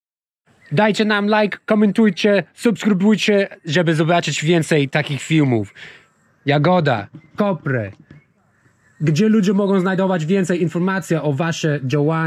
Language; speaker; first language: Polish; non-native, learner; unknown